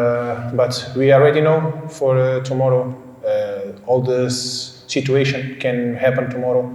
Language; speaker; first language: English; non-native, fluent; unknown